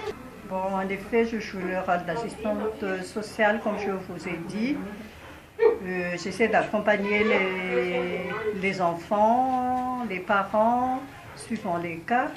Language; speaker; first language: French; non-native, local second language; Malagasy